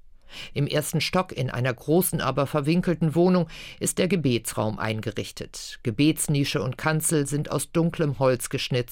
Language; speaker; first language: German; native; German